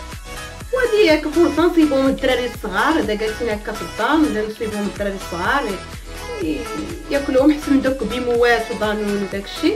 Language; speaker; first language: Arabic; native; Arabic